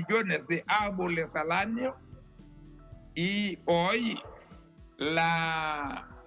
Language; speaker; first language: Spanish; non-native, fluent; Haitian Creole